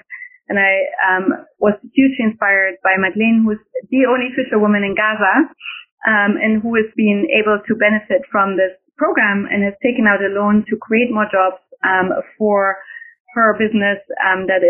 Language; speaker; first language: English; non-native, fluent; German